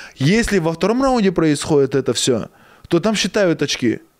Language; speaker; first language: Russian; native; Russian